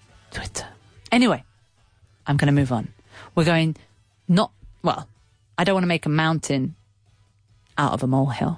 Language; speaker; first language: English; native; English